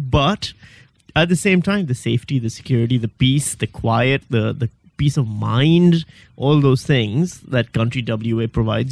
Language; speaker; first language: English; non-native, local second language; Urdu